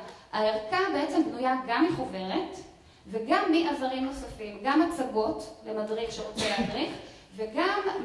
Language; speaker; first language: Hebrew; native; Hebrew